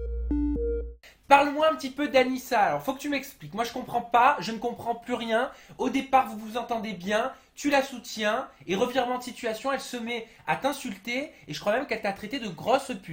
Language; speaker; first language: French; native; French